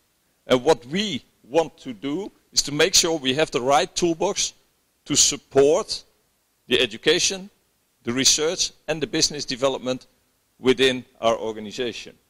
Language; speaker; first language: English; non-native, fluent; Dutch